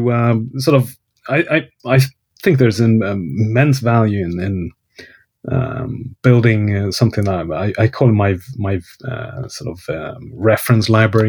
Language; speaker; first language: English; non-native, fluent; Swedish